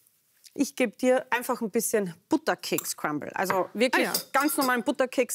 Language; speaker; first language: German; native; German